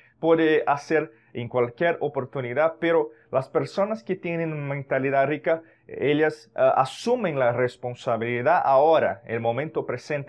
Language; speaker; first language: Spanish; non-native, fluent; Portuguese